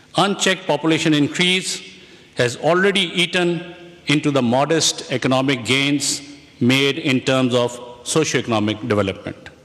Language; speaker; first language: English; non-native, local second language; Urdu